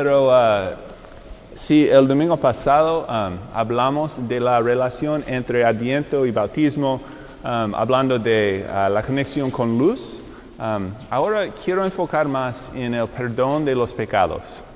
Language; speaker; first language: Spanish; non-native, fluent; English